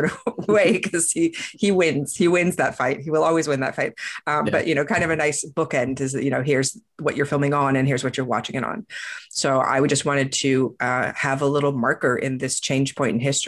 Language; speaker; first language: English; native; English